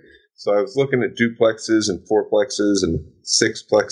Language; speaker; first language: English; native; English